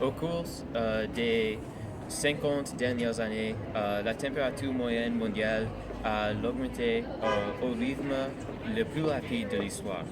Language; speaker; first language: French; non-native, learner; English